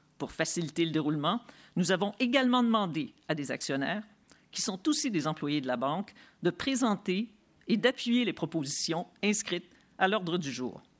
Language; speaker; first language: French; native; French